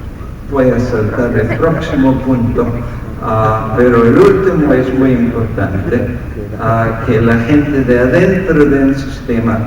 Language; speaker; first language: Spanish; non-native, fluent; English